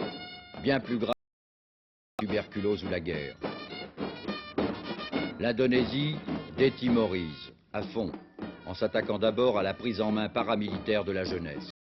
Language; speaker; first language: French; native; French